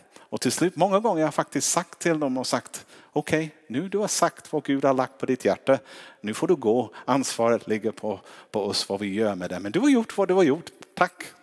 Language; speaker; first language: Swedish; non-native, fluent; English